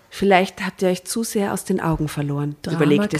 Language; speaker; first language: German; native; German